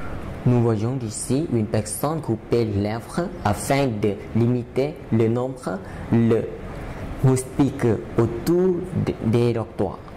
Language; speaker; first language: French; non-native, learner; Lao